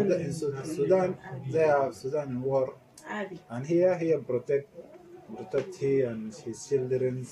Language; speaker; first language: English; non-native, learner; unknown